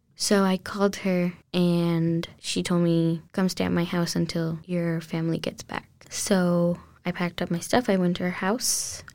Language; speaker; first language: English; non-native, fluent; Spanish